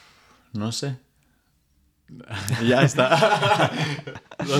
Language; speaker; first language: Spanish; non-native, fluent; English